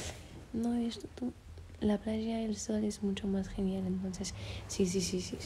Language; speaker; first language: Spanish; early bilingual, heritage; French